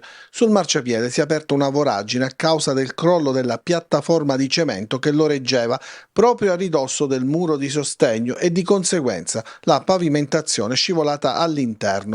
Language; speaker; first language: Italian; native; Italian